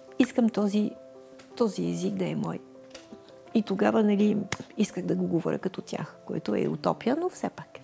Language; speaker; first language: Bulgarian; non-native, fluent; French